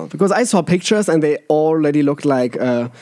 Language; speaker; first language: English; non-native, fluent; German